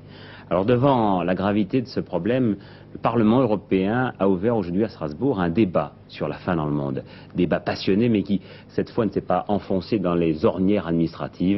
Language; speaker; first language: French; native; French